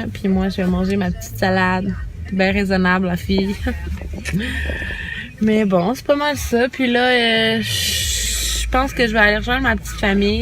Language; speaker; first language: French; native; French